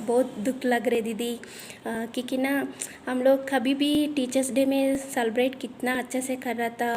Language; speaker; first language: Hindi; non-native, local second language; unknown